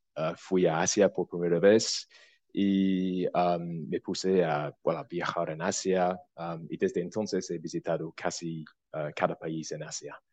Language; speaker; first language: Spanish; non-native, fluent; English